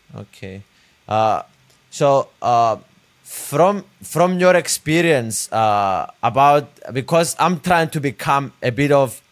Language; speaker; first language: English; non-native, fluent; Greek